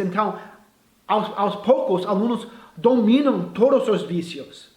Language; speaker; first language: Portuguese; non-native, fluent; English